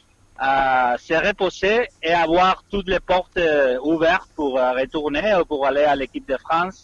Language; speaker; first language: French; non-native, fluent; Spanish